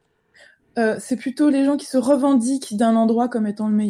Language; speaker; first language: French; native; French